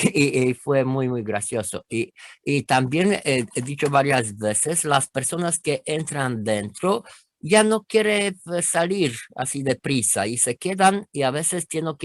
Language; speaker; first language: Spanish; non-native, fluent; Romanian